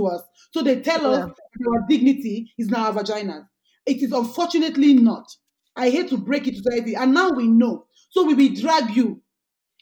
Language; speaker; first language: English; non-native, local second language; Yoruba